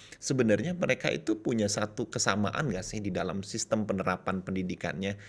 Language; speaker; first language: Indonesian; native; Indonesian